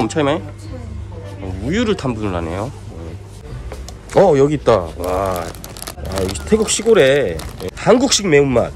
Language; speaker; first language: Korean; native; Korean